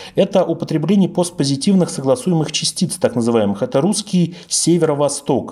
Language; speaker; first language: Russian; native; Russian